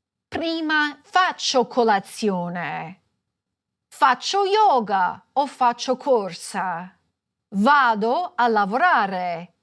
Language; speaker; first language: Italian; non-native, fluent; English